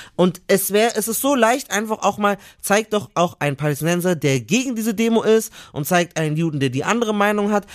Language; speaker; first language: German; native; German